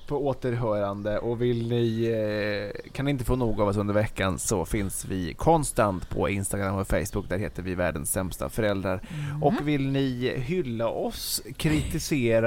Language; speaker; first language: Swedish; native; Swedish